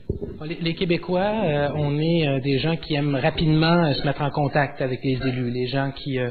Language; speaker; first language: French; native; French